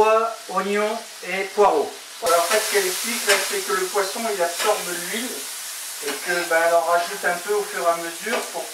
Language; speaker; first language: French; native; French